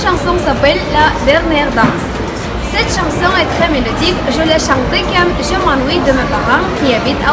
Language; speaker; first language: French; non-native, learner; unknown